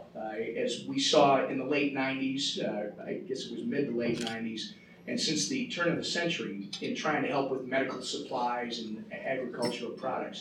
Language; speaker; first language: English; native; English